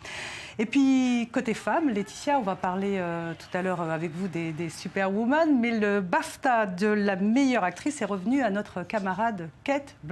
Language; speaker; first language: French; native; French